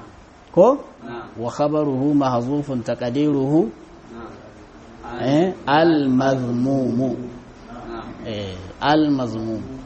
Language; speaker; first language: Arabic; non-native, fluent; Hausa